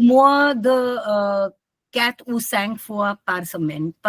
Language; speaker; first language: French; non-native, learner; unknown